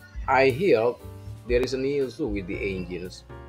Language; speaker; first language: English; non-native, fluent; Indonesian